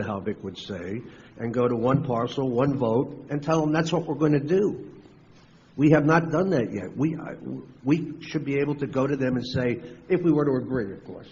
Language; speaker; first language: English; native; English